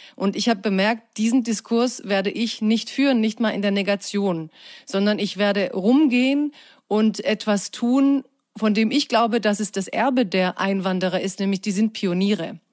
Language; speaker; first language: German; early bilingual, other home language; Croatian